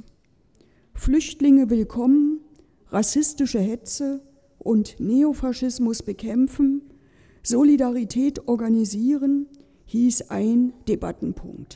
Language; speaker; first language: German; native; German